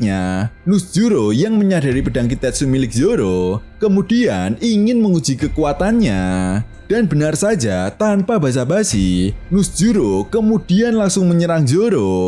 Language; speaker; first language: Indonesian; native; Indonesian